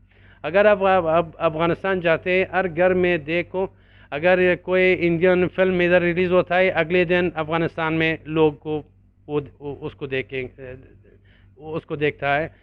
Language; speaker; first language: Hindi; non-native, learner; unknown